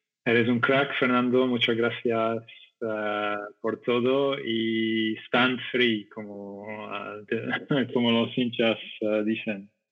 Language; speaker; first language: Spanish; non-native, fluent; English